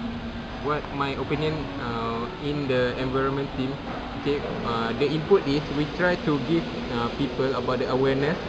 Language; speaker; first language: English; non-native, local second language; Malay